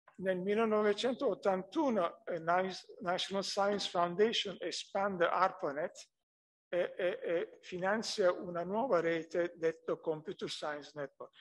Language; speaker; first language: Italian; non-native, fluent; Turkish